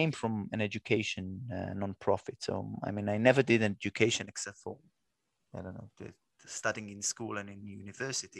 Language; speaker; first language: English; non-native, fluent; Hebrew